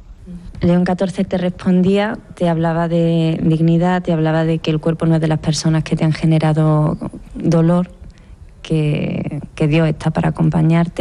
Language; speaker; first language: Spanish; native; Spanish